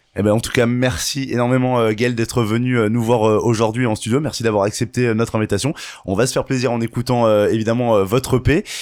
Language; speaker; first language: French; native; French